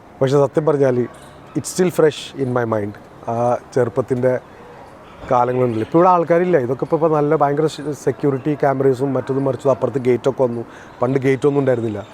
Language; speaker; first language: Malayalam; early bilingual, heritage; Malayalam